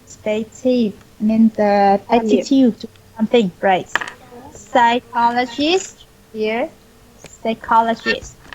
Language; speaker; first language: English; non-native, fluent; Vietnamese